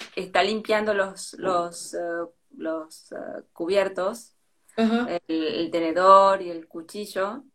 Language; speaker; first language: Spanish; native; Spanish